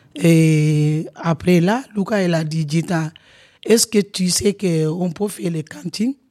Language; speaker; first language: French; non-native, local second language; Wolof